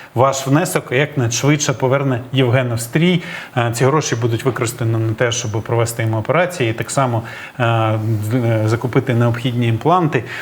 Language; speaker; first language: Ukrainian; native; Ukrainian